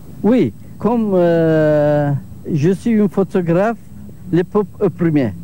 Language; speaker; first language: French; non-native, learner; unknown